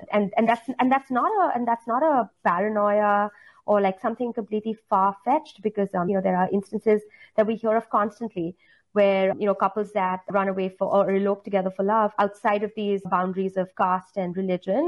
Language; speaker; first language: English; non-native, local second language; Hindi